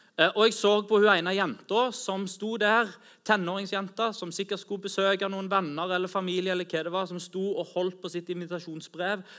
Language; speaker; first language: Norwegian; native; Norwegian